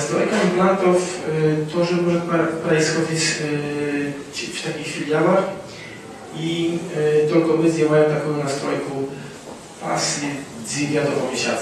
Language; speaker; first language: Russian; non-native, fluent; Polish